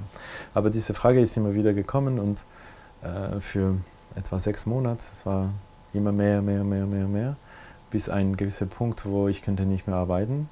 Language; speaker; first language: German; non-native, local second language; French